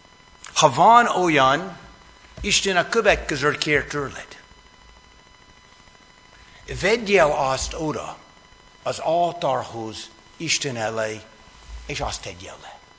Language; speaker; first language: Hungarian; non-native, fluent; English